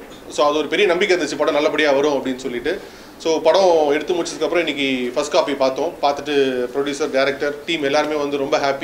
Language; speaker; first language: Tamil; native; Tamil